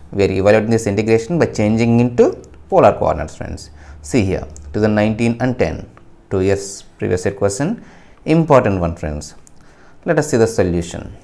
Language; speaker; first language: English; non-native, local second language; Telugu